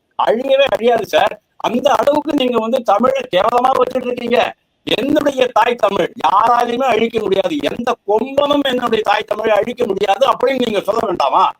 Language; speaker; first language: Tamil; native; Tamil